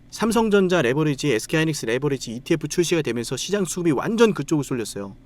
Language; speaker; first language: Korean; native; Korean